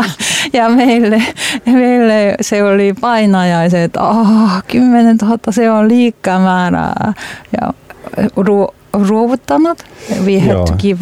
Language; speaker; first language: Finnish; non-native, learner; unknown